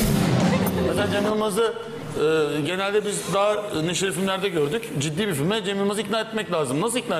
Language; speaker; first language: Turkish; native; Turkish